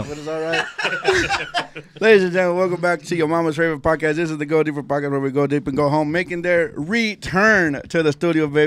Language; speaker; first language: English; early bilingual, other home language; Spanish